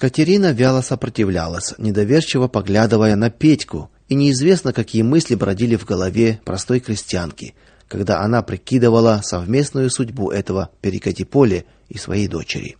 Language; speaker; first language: Russian; native; Russian